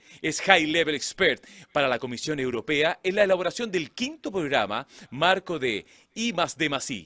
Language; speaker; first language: Spanish; native; Spanish